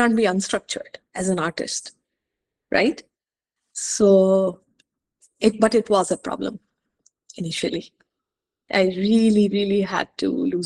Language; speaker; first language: English; non-native, local second language; Hindi